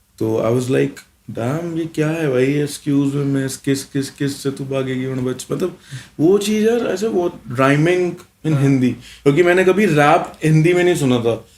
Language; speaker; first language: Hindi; early bilingual, other home language; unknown